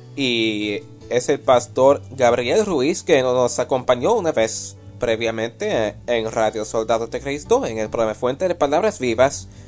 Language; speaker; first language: Spanish; early bilingual, heritage; Spanish